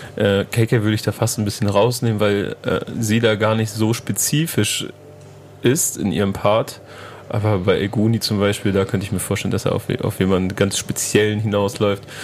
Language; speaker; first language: German; native; German